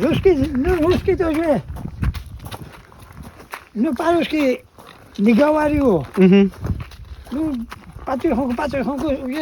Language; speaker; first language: Russian; non-native, learner; Georgian